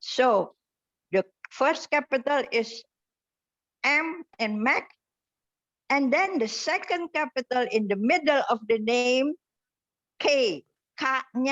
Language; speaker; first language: English; non-native, fluent; Indonesian